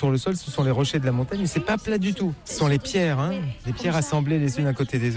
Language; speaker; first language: French; native; French